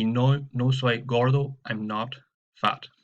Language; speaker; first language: Spanish; non-native, fluent; English